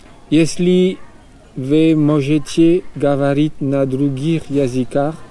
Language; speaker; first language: Russian; non-native, learner; French